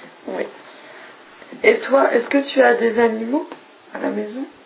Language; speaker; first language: French; non-native, fluent; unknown